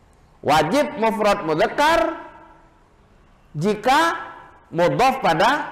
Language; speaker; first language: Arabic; non-native, fluent; Madurese